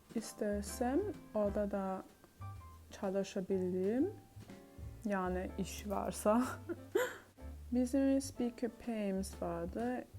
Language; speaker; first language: Turkish; early bilingual, heritage; Turkish